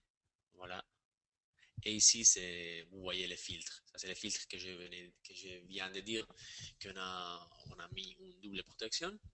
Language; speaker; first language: French; non-native, fluent; Spanish